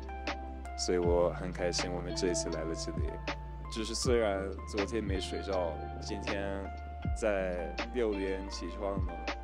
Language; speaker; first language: Chinese; non-native, fluent; English